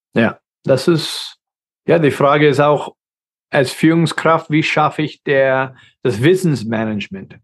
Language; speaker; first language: German; non-native, fluent; English